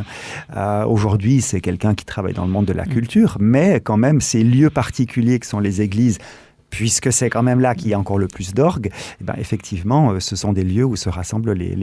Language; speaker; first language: French; native; French